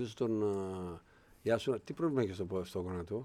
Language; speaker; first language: Greek; native; Greek